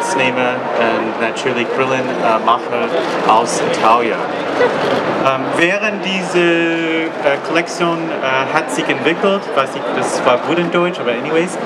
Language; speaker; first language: German; non-native, learner; English